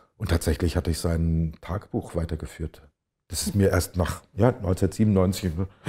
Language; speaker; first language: German; native; German